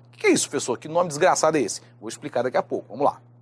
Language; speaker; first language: Portuguese; native; Portuguese